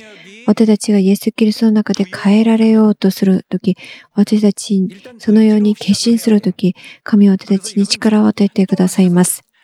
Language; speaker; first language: Japanese; non-native, fluent; Korean